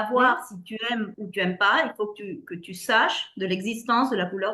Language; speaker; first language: French; non-native, fluent; Spanish